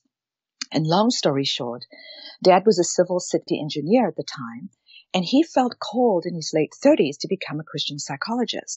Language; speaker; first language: English; native; English